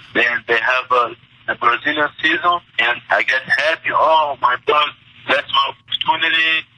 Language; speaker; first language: English; non-native, fluent; Portuguese